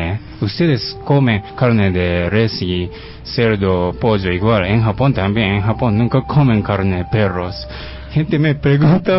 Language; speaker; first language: Spanish; non-native, fluent; Japanese